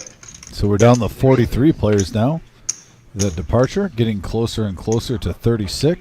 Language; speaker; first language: English; native; English